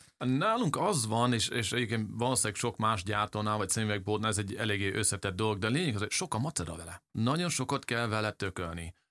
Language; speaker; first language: Hungarian; early bilingual, heritage; English